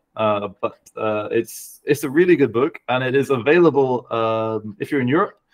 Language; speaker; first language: English; native; English